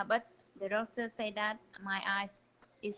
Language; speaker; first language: English; non-native, learner; Vietnamese